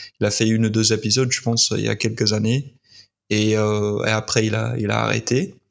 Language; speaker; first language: French; non-native, fluent; English